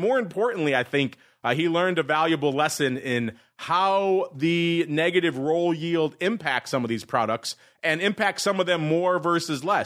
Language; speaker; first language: English; native; English